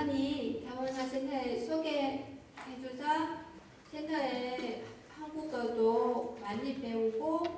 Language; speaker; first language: Korean; non-native, learner; Vietnamese